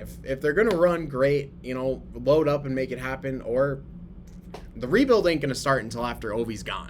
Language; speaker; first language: English; native; English